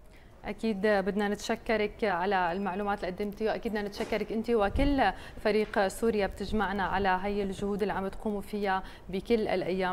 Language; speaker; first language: Arabic; native; Arabic